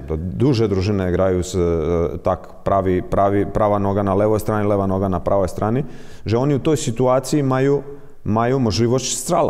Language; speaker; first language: Polish; non-native, learner; Croatian